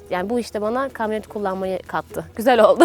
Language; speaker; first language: Turkish; native; Turkish